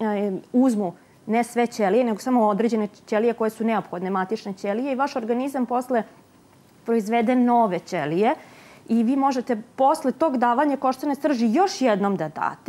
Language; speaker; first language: Serbian; native; Serbian